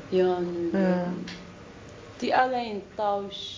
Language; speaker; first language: Dutch; non-native, learner; Arabic